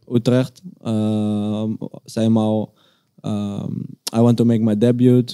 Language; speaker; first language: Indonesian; non-native, learner; Dutch